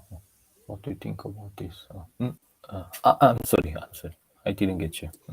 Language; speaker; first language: English; non-native, learner; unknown